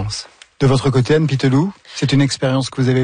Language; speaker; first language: French; native; French